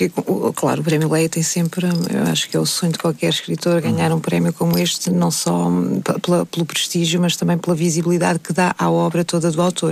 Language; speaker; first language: Portuguese; native; Portuguese